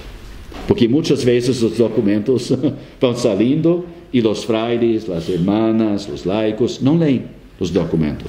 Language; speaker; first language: Spanish; non-native, fluent; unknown